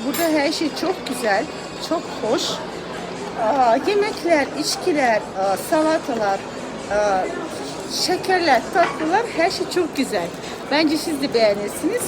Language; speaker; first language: Turkish; non-native, learner; Azerbaijani